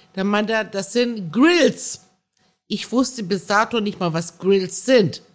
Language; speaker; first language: German; early bilingual, other home language; Persian